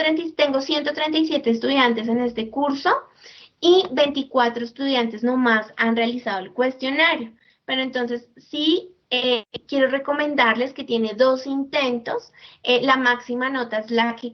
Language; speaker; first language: Spanish; native; Spanish